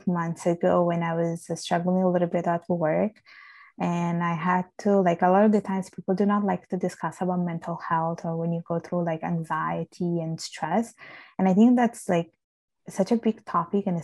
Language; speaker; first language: English; non-native, fluent; Italian